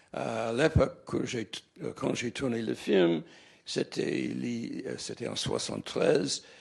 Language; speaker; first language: French; non-native, fluent; English